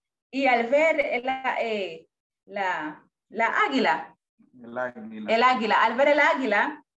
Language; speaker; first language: Spanish; non-native, fluent; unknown